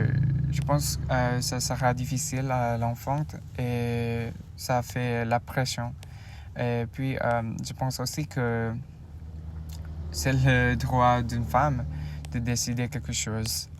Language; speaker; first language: French; non-native, learner; Indonesian